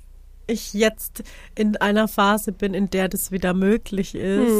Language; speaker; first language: German; native; German